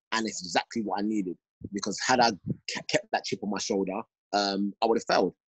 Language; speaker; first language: English; native; English